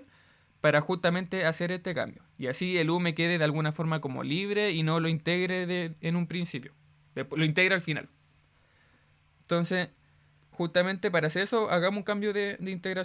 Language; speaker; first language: Spanish; native; Spanish